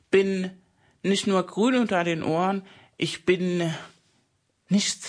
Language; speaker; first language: German; non-native, fluent; Spanish